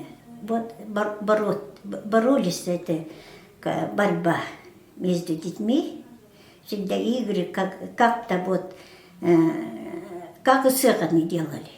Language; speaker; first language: Russian; non-native, local second language; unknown